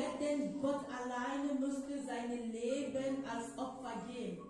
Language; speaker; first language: German; non-native, fluent; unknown